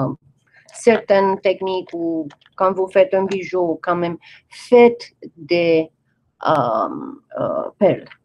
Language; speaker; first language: French; non-native, fluent; English